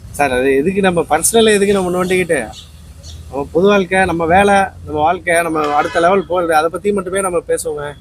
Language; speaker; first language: Tamil; native; Tamil